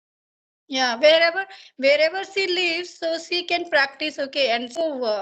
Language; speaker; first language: English; non-native, learner; Hindi